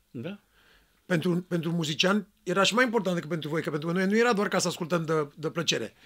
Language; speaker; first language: Romanian; native; Romanian